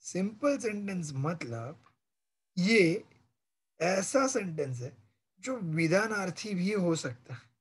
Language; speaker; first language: Hindi; non-native, local second language; Marathi